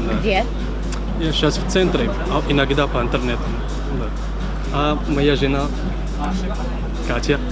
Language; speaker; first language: Russian; non-native, learner; Arabic